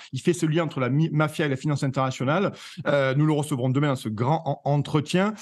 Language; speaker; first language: French; native; French